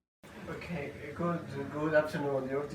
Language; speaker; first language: English; non-native, learner; Spanish